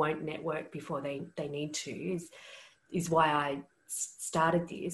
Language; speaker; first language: English; native; English